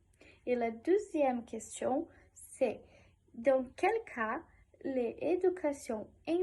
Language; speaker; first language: French; non-native, learner; Portuguese